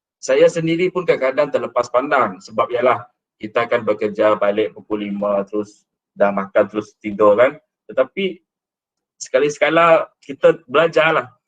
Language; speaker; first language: Malay; non-native, local second language; Iban